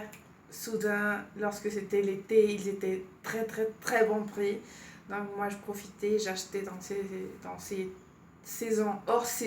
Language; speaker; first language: French; non-native, fluent; Spanish